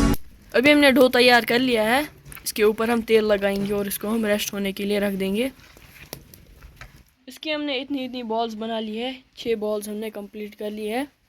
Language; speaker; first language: Hindi; non-native, local second language; Kashmiri